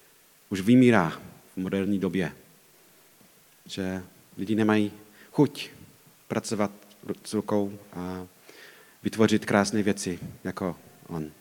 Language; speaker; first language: Czech; non-native, fluent; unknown